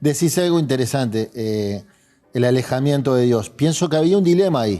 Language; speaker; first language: Spanish; native; Spanish